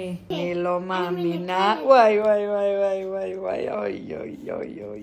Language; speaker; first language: Hebrew; native; Hebrew